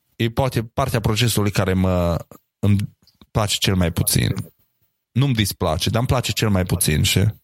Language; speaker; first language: Romanian; native; Romanian